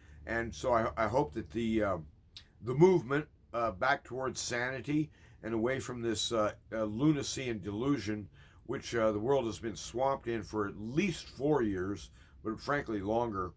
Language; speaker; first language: English; native; English